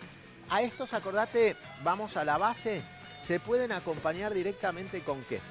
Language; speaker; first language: Spanish; native; Spanish